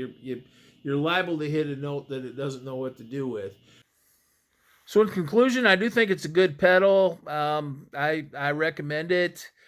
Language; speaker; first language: English; native; English